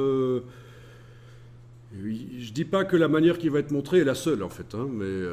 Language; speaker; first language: French; native; French